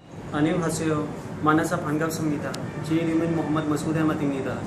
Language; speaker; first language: Korean; non-native, learner; Urdu